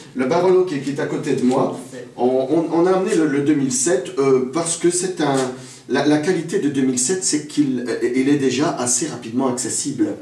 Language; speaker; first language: French; native; French